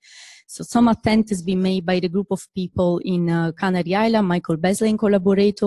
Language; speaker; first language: English; non-native, fluent; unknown